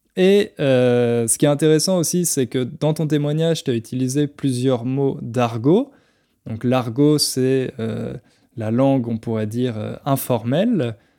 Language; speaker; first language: French; native; French